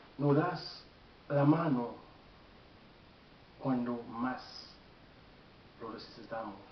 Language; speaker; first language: Spanish; non-native, learner; Haitian Creole